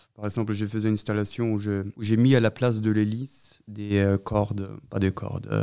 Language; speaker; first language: French; non-native, fluent; German